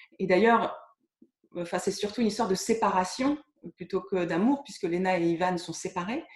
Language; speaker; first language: French; native; French